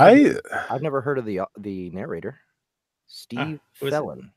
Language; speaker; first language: English; native; English